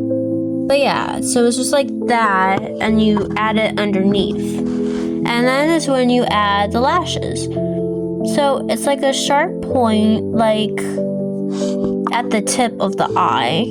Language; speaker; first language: English; native; English